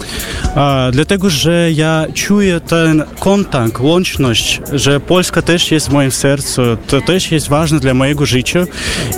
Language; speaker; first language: Polish; non-native, fluent; Russian